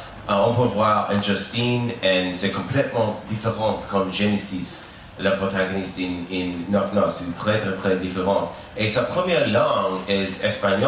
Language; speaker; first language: French; non-native, learner; English